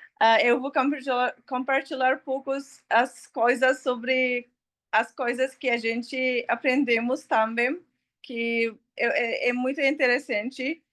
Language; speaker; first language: Portuguese; non-native, learner; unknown